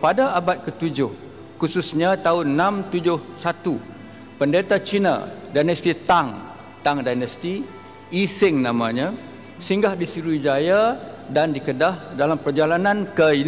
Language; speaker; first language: Malay; native; Malay